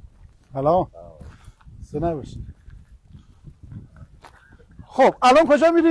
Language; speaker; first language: Persian; native; Persian